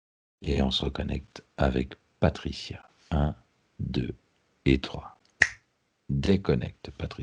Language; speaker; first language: French; native; French